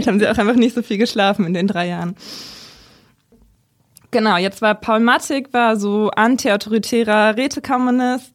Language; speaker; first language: German; native; German